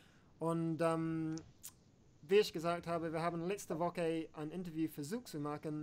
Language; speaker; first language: German; non-native, learner; English